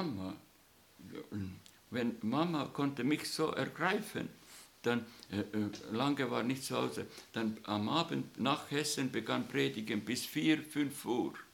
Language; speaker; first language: German; non-native, fluent; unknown